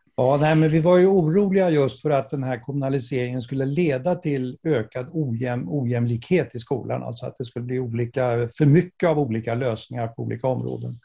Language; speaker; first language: Swedish; native; Swedish